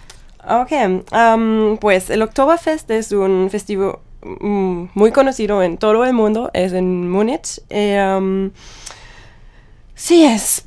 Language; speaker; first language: Spanish; non-native, learner; German